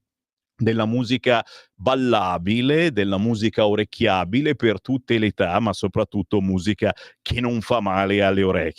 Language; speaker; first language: Italian; native; Italian